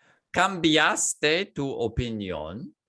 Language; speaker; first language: Spanish; non-native, fluent; English